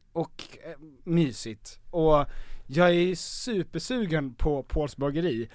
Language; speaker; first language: Swedish; native; Swedish